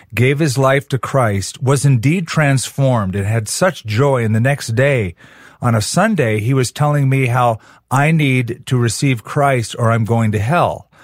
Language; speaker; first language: English; native; English